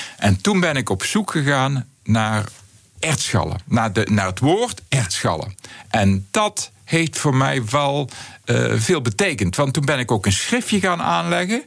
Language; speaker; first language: Dutch; native; Dutch